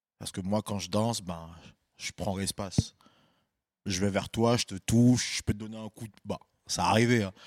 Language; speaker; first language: French; early bilingual, other home language; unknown